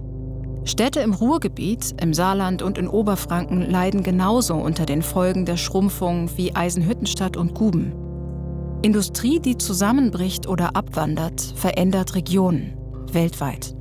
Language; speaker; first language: German; native; German